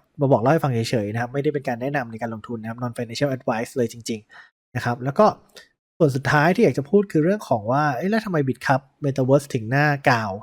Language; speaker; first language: Thai; native; Thai